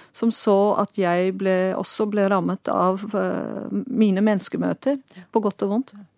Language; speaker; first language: Norwegian; non-native, fluent; Dutch